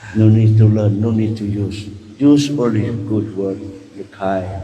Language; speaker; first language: English; non-native, learner; Thai